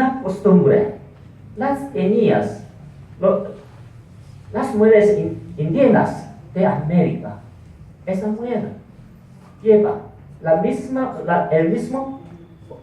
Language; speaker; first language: Spanish; non-native, fluent; Korean